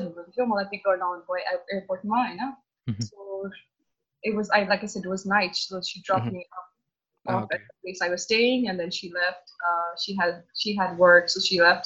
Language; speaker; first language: English; non-native, local second language; Nepali